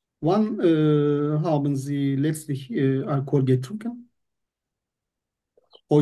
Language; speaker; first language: German; non-native, learner; Turkish